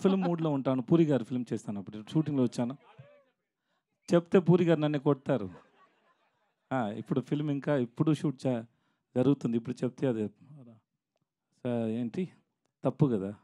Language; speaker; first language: Telugu; non-native, learner; Tamil